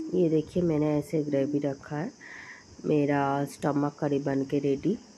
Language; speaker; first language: Hindi; non-native, local second language; Bangla